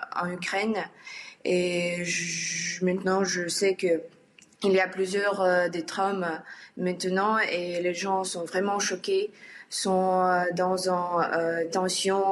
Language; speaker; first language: French; non-native, learner; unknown